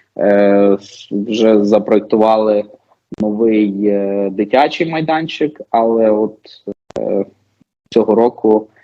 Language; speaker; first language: Ukrainian; native; Ukrainian